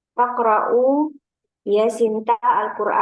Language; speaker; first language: Arabic; non-native, learner; Indonesian